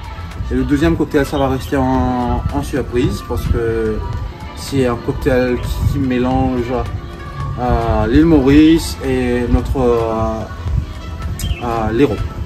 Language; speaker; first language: French; non-native, local second language; Morisyen